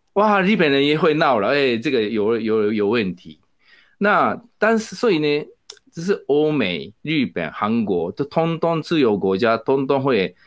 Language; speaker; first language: Chinese; non-native, fluent; Japanese